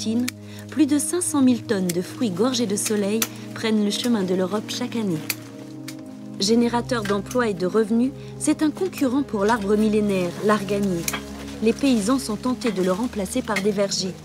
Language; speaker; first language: French; native; French